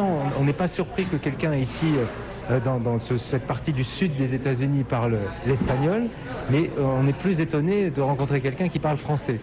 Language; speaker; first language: French; native; French